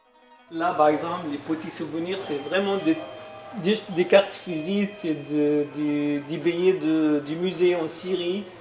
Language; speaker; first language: French; non-native, fluent; Arabic